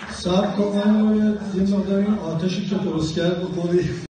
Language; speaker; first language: Persian; non-native, local second language; Kurdish